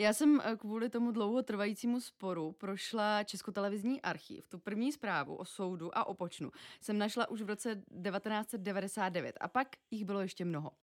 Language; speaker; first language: Czech; native; Czech